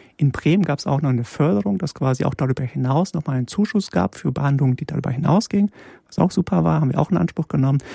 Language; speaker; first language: German; early bilingual, other home language; Polish